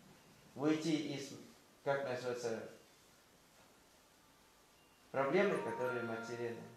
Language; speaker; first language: Russian; non-native, fluent; Thai